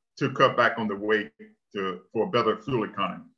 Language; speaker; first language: English; native; English